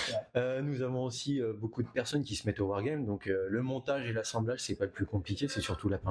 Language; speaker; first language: French; native; French